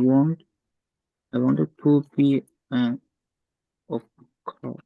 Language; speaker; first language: English; non-native, learner; Chinese